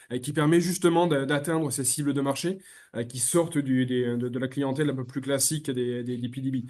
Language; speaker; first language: French; native; French